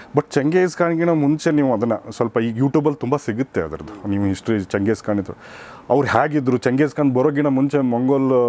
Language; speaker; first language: Kannada; native; Kannada